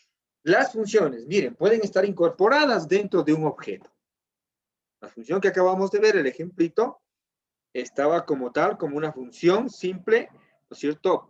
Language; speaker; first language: Spanish; native; Spanish